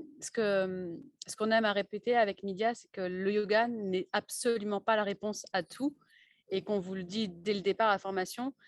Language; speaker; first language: French; native; French